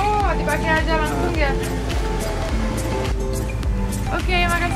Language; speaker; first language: Indonesian; non-native, fluent; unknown